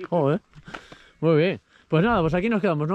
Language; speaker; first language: Spanish; native; Spanish